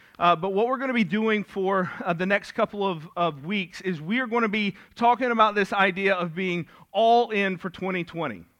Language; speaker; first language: English; native; English